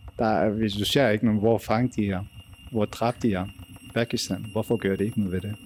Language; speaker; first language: Danish; early bilingual, other home language; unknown